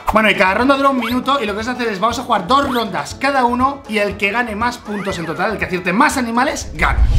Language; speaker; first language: Spanish; native; Spanish